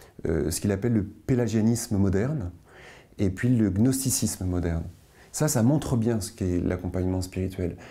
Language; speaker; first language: French; native; French